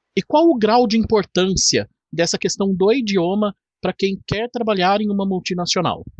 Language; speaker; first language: Portuguese; native; Portuguese